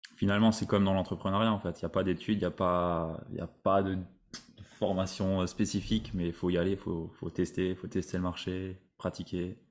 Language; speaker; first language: French; native; French